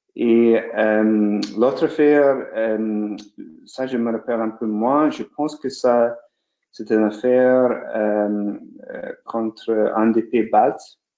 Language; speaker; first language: French; non-native, fluent; English